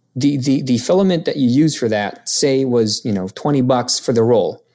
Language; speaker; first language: English; non-native, local second language; Filipino